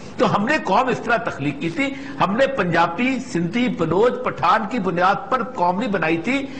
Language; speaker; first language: Urdu; non-native, local second language; Punjabi